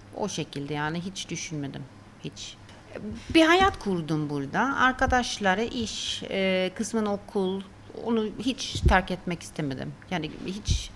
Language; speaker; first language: Turkish; non-native, fluent; Swedish